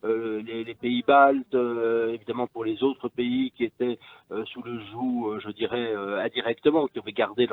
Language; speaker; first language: French; native; French